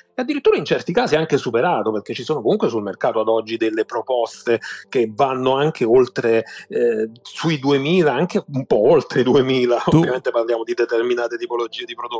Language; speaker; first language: Italian; native; Italian